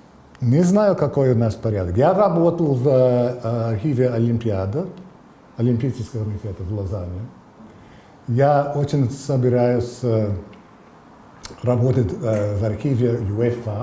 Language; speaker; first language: Russian; non-native, fluent; English